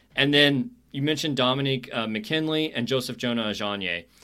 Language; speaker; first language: English; native; English